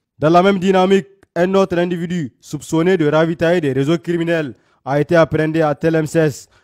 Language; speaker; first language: French; non-native, local second language; Hausa